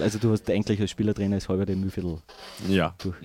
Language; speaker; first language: German; native; German